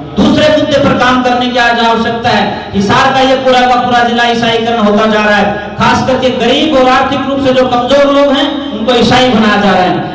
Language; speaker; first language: Hindi; native; Hindi